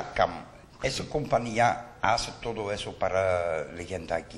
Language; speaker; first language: Spanish; non-native, learner; Dutch